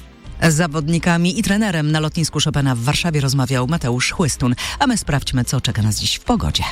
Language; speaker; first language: Polish; native; Polish